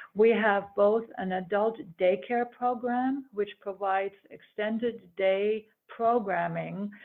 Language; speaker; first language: English; early bilingual, other home language; German